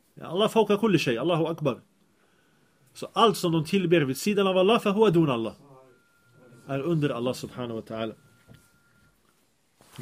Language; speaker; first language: Swedish; early bilingual, other home language; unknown